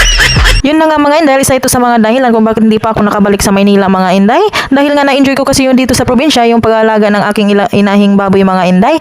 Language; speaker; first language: Filipino; non-native, local second language; Cebuano